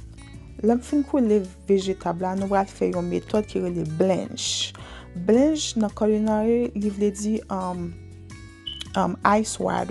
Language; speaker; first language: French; non-native, local second language; Haitian Creole